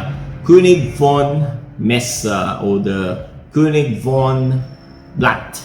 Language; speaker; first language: German; non-native, learner; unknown